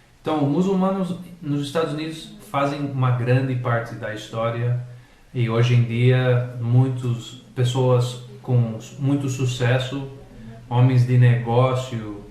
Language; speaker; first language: Portuguese; non-native, fluent; English